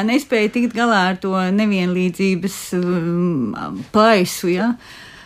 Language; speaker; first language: Latvian; native; Latvian